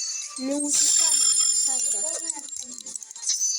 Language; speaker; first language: Turkish; non-native, learner; Uzbek